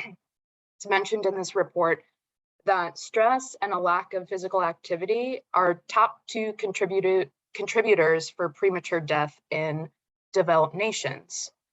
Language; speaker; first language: English; native; English